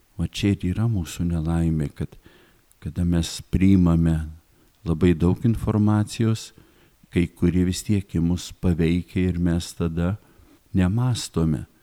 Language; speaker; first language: Lithuanian; native; Lithuanian